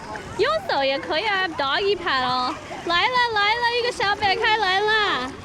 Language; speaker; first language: Chinese; early bilingual, heritage; Chinese